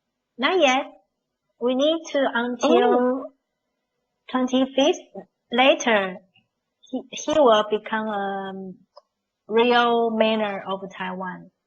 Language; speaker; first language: English; non-native, learner; Chinese